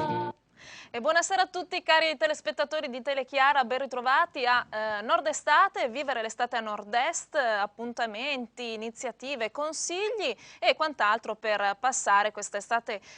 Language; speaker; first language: Italian; native; Italian